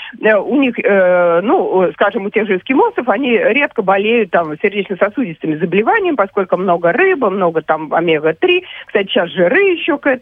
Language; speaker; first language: Russian; native; Russian